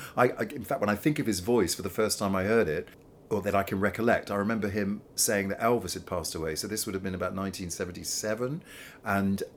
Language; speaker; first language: English; native; English